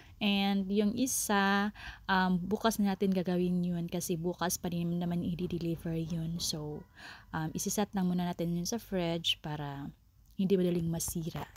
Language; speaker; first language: Filipino; non-native, local second language; Cebuano